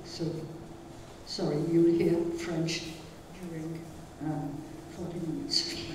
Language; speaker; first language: English; non-native, fluent; French